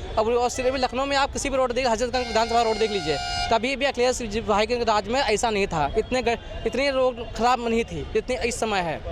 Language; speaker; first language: Hindi; native; Hindi